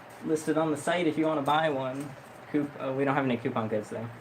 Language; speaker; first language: English; native; English